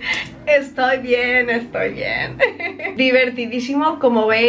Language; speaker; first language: Spanish; native; Spanish